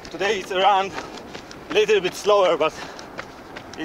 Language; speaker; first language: English; non-native, learner; Polish